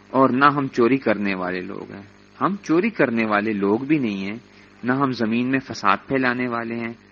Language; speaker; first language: Urdu; native; Urdu